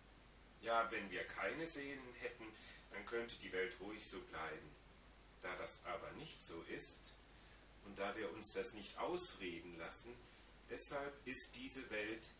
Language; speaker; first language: German; native; German